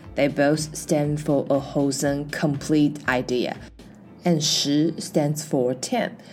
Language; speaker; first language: English; non-native, fluent; Chinese